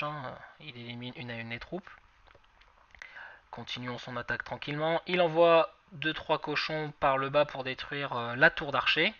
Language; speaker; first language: French; native; French